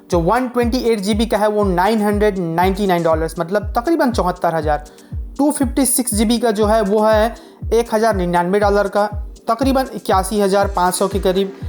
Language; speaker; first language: Hindi; native; Hindi